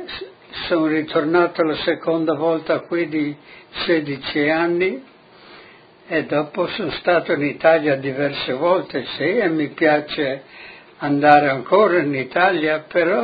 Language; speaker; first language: Italian; non-native, local second language; Friulian